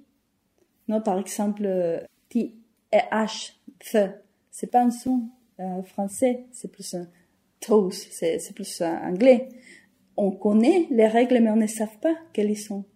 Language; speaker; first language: French; non-native, fluent; Spanish